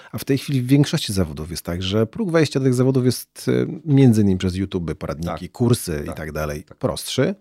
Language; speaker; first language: Polish; native; Polish